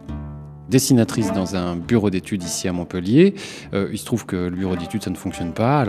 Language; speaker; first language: French; native; French